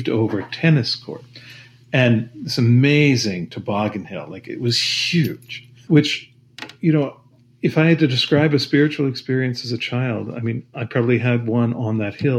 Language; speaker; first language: English; native; English